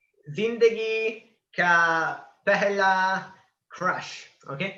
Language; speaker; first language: Hindi; non-native, learner; Italian